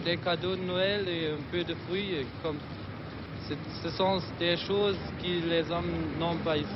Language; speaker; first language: French; non-native, learner; German